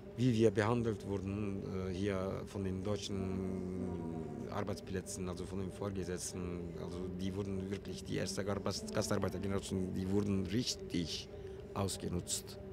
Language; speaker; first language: German; early bilingual, other home language; Turkish